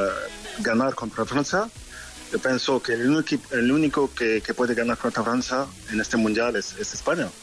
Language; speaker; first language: Spanish; non-native, fluent; French